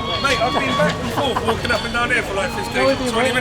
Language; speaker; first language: English; native; English